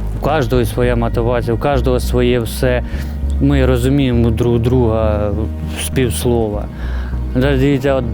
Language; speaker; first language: Ukrainian; non-native, local second language; Russian